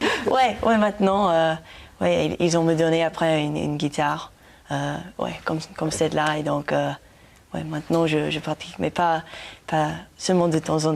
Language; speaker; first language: French; non-native, fluent; English